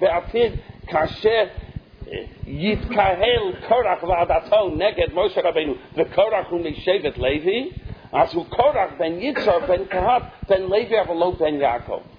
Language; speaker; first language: Hebrew; non-native, fluent; English